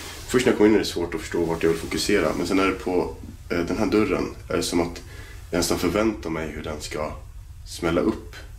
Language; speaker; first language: Swedish; native; Swedish